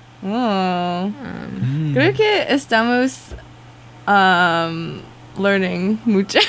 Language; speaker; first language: Spanish; non-native, learner; English